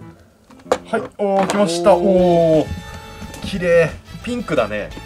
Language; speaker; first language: Japanese; native; Japanese